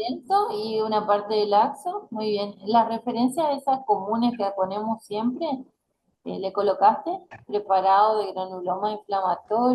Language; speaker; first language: Spanish; native; Spanish